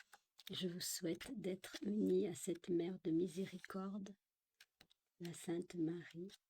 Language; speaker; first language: French; native; French